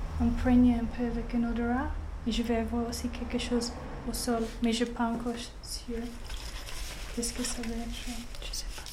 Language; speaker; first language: French; non-native, fluent; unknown